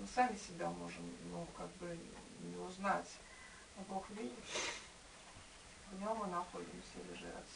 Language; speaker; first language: Russian; native; Russian